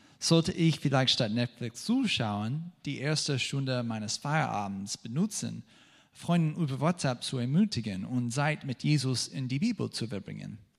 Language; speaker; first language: German; non-native, fluent; English